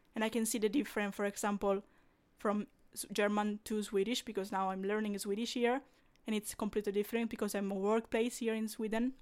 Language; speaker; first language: English; non-native, fluent; Italian